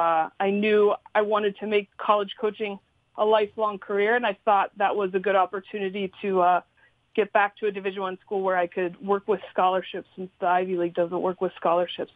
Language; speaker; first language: English; native; English